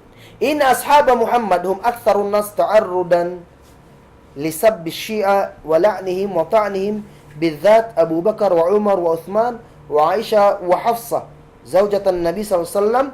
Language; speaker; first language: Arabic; non-native, fluent; Cebuano